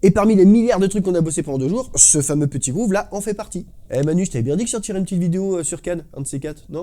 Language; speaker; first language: French; native; French